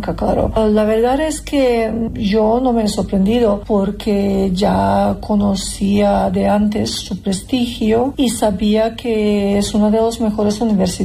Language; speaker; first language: Spanish; non-native, fluent; Serbian